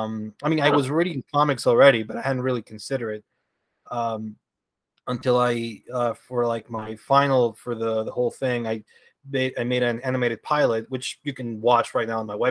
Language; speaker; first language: English; early bilingual, other home language; Spanish